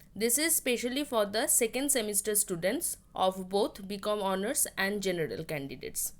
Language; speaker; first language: English; non-native, local second language; Bangla